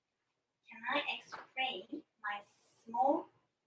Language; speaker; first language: English; non-native, learner; Japanese